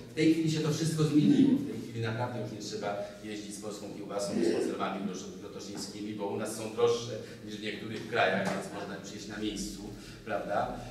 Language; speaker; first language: Polish; native; Polish